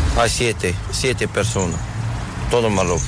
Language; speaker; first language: Spanish; non-native, learner; Arabic